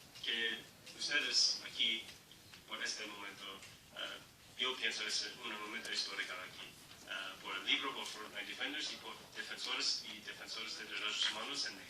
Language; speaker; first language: Spanish; non-native, learner; English